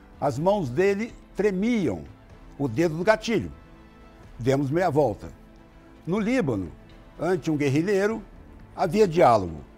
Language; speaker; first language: Portuguese; native; Portuguese